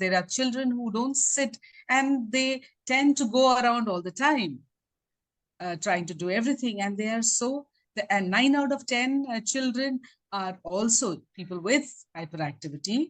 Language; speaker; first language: English; non-native, local second language; Tamil